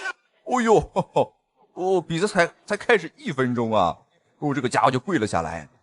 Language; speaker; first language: Chinese; native; Chinese